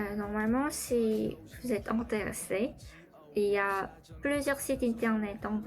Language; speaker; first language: French; non-native, learner; Korean